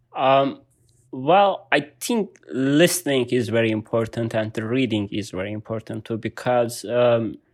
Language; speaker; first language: English; non-native, learner; Turkish